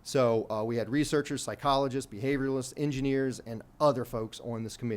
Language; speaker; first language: English; native; English